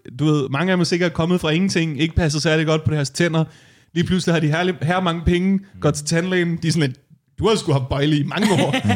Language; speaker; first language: Danish; native; Danish